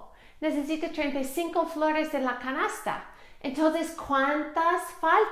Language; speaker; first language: Spanish; non-native, fluent; English